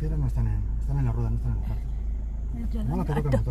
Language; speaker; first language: Spanish; native; Spanish